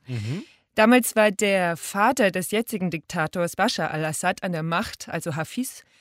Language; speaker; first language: German; native; German